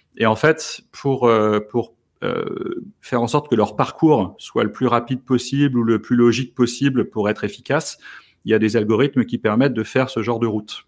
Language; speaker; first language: French; native; French